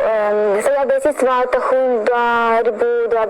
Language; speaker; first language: Indonesian; non-native, learner; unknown